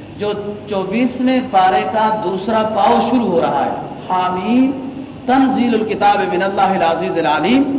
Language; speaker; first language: Urdu; native; Urdu